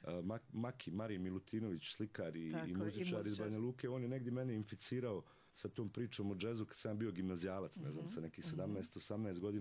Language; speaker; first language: Serbian; native; Serbian